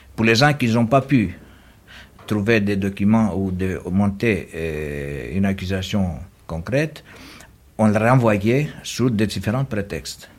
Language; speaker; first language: French; non-native, fluent; Greek